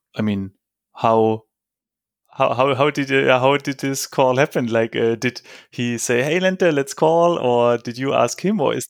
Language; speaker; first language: English; non-native, fluent; German